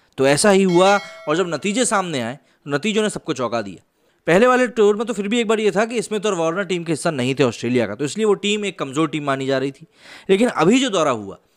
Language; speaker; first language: Hindi; native; Hindi